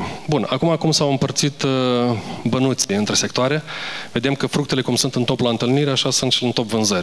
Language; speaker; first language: Romanian; native; Romanian